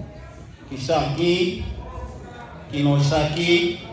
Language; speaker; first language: Portuguese; non-native, learner; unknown